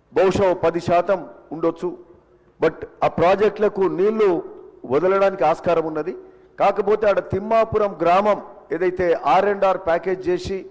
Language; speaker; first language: Telugu; native; Telugu